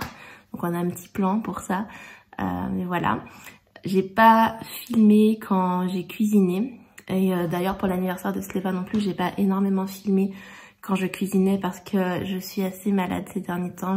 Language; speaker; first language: French; native; French